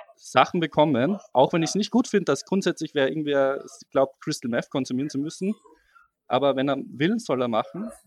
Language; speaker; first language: German; native; German